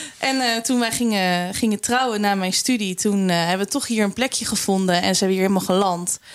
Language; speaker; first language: Dutch; native; Dutch